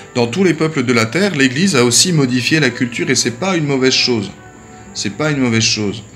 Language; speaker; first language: French; native; French